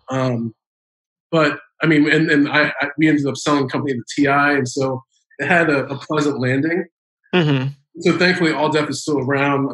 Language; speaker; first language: English; native; English